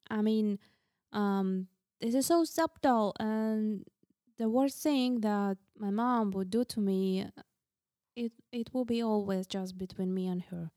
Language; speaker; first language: English; non-native, fluent; Russian